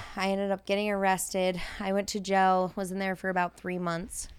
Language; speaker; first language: English; native; English